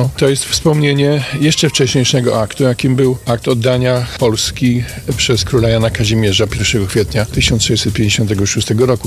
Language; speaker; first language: Polish; native; Polish